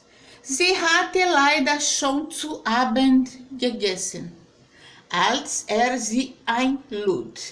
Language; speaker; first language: German; non-native, fluent; Portuguese